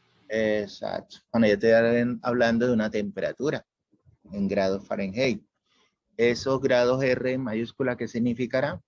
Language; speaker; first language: Spanish; native; Spanish